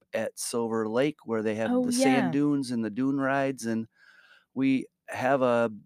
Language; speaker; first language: English; native; English